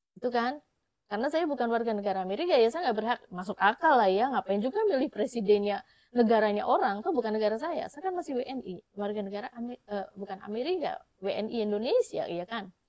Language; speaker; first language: Indonesian; native; Indonesian